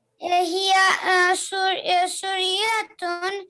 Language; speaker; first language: English; non-native, learner; Bangla